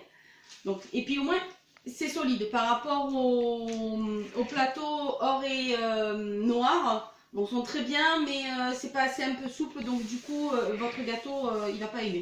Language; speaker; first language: French; native; French